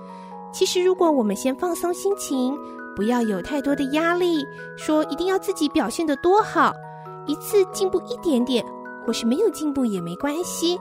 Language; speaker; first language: Chinese; native; Chinese